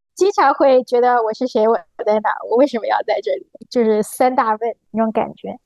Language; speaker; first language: Chinese; native; Chinese